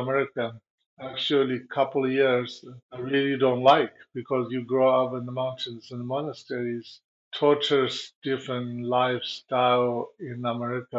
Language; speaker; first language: English; non-native, learner; Chinese